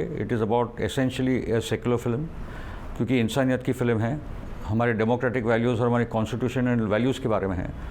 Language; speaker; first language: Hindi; native; Hindi